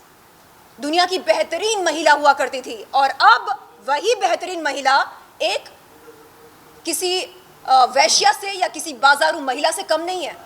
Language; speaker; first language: Hindi; native; Hindi